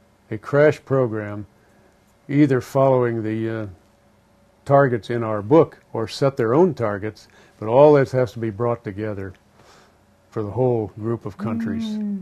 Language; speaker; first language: English; native; English